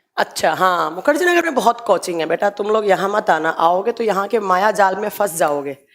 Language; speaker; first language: Hindi; native; Hindi